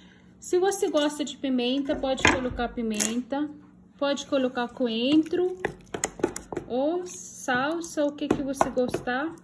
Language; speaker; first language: Portuguese; non-native, fluent; Hindi